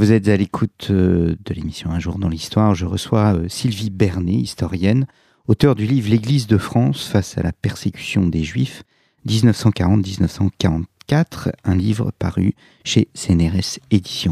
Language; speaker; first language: French; native; French